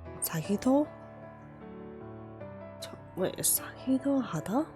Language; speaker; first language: Korean; non-native, learner; English